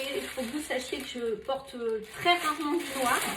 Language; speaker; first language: French; native; French